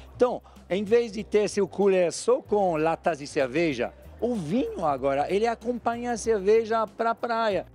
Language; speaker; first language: Portuguese; non-native, fluent; French